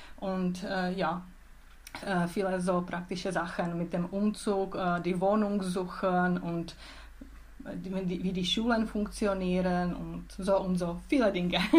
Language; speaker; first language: German; non-native, learner; Czech